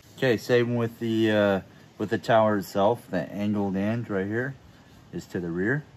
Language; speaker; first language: English; native; English